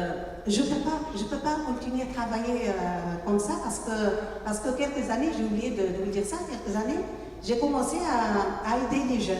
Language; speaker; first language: French; non-native, local second language; Arabic